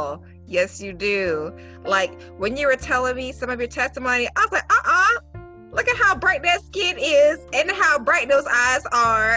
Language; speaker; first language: English; native; English